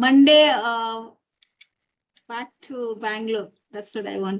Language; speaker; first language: Kannada; non-native, learner; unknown